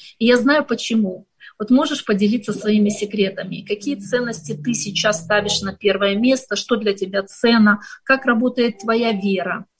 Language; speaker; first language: Russian; native; Russian